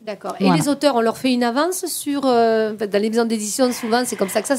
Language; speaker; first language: French; native; French